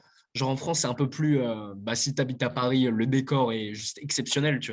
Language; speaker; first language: French; native; French